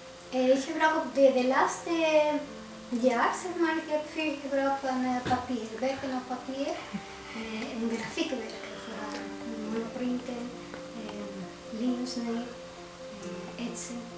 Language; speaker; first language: Dutch; non-native, fluent; Spanish